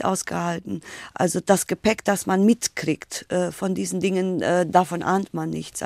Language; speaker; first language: German; native; German